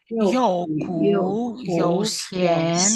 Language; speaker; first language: Chinese; non-native, learner; Greek